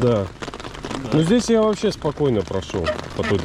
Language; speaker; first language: Russian; native; Russian